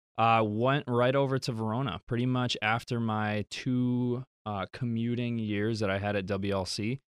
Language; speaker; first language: English; native; English